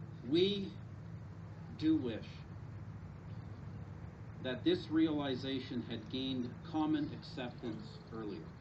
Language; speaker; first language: English; native; English